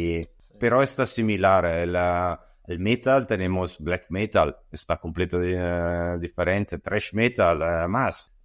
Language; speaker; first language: Spanish; non-native, learner; Italian